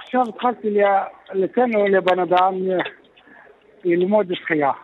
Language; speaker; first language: Hebrew; non-native, local second language; Arabic